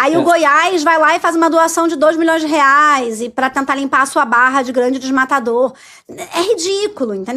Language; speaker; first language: Portuguese; native; Portuguese